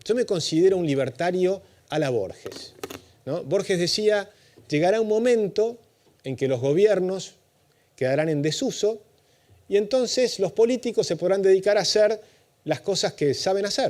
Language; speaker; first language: Spanish; native; Spanish